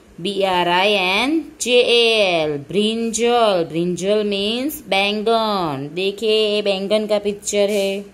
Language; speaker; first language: Hindi; non-native, local second language; Gujarati